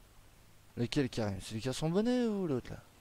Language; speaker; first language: French; native; French